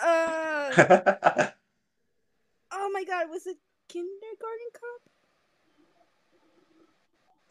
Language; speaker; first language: English; non-native, fluent; Spanish